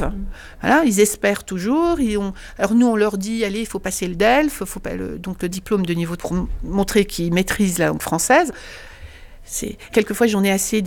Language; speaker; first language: French; native; French